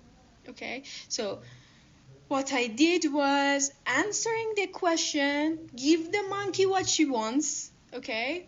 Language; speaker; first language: English; non-native, fluent; Persian